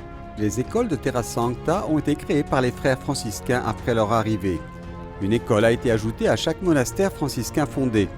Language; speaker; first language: French; native; French